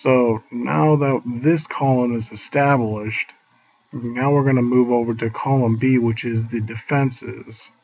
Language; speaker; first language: English; native; English